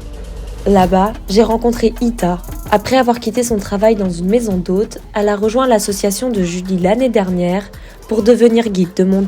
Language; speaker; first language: French; native; French